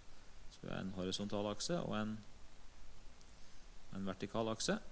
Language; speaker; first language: Norwegian; native; Norwegian